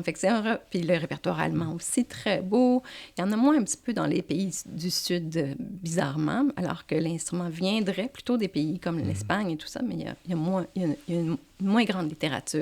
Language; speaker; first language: French; native; French